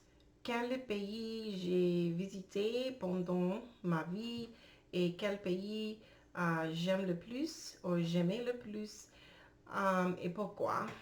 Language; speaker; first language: French; non-native, learner; English